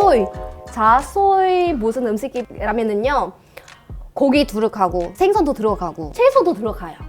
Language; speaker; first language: Korean; non-native, fluent; Vietnamese